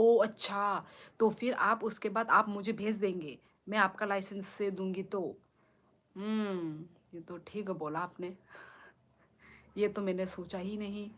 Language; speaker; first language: Hindi; non-native, local second language; Kok Borok